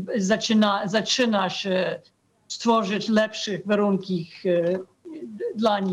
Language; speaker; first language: Polish; non-native, fluent; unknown